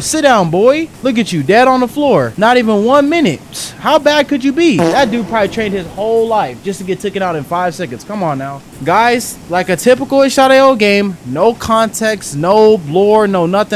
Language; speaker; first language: English; native; English